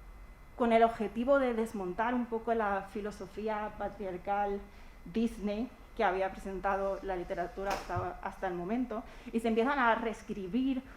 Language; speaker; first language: Spanish; native; Spanish